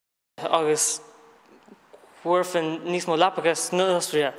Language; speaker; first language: Irish; non-native, local second language; English